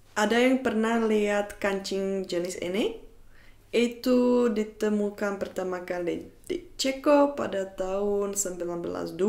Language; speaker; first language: Indonesian; non-native, fluent; Czech